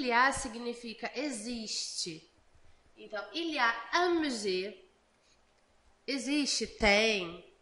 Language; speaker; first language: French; non-native, fluent; Portuguese